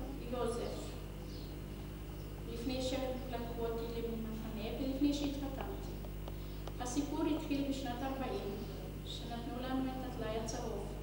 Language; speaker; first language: Hebrew; non-native, fluent; Hungarian